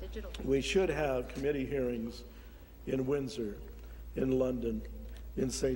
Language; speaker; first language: English; native; English